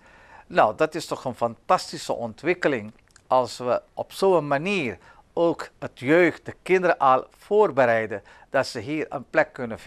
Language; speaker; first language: Dutch; native; Dutch